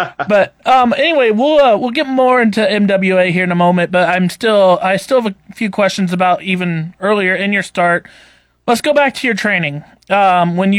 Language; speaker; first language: English; native; English